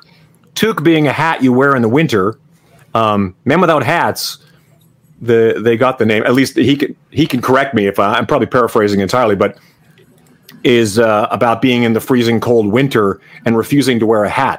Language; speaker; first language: English; native; English